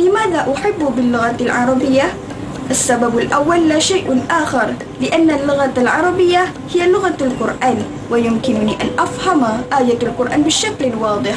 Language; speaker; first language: Arabic; non-native, learner; Malay